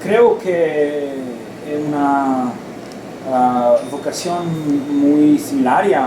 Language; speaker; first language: Spanish; non-native, learner; Romanian